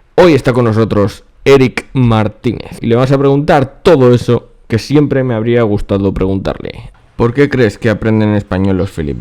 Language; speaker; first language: Spanish; native; Spanish